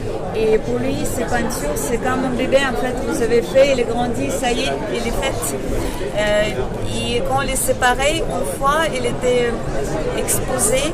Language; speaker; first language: French; non-native, fluent; Russian